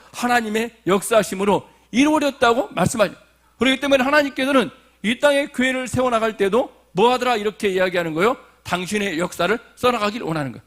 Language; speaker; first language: Korean; native; Korean